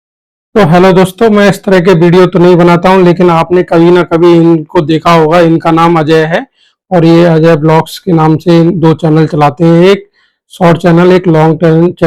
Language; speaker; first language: Hindi; native; Hindi